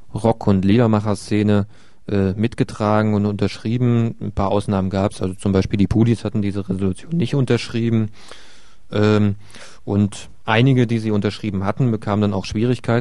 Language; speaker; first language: German; native; German